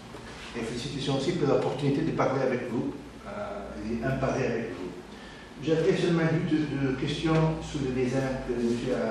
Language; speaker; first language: French; non-native, learner; Portuguese